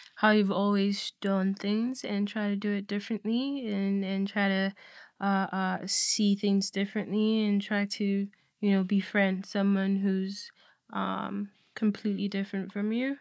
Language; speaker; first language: English; non-native, local second language; Yoruba